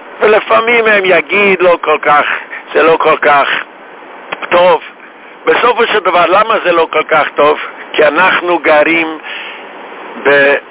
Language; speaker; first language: Hebrew; non-native, fluent; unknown